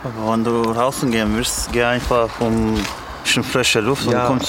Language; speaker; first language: German; non-native, learner; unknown